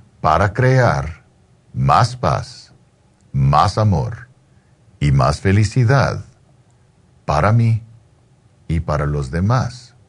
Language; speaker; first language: Spanish; early bilingual, heritage; Spanish